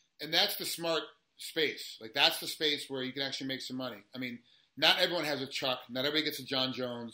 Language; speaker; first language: English; native; English